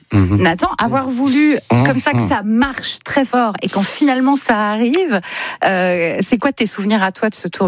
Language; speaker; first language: French; native; French